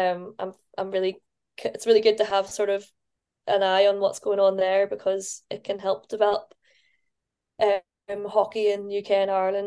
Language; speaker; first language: English; native; English